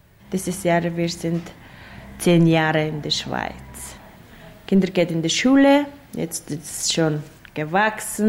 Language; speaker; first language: German; non-native, learner; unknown